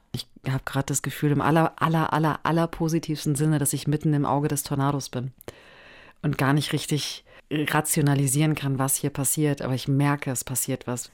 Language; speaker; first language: German; native; German